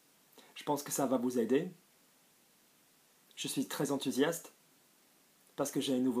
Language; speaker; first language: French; non-native, fluent; English